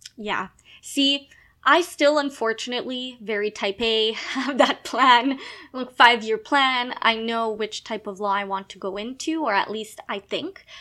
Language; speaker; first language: English; non-native, local second language; French